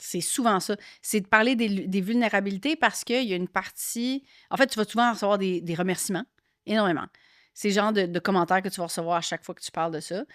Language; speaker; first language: French; native; French